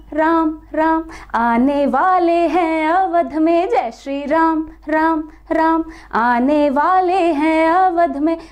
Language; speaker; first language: Hindi; native; Hindi